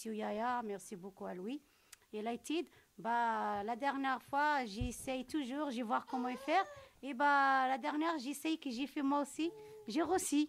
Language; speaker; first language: French; non-native, local second language; Arabic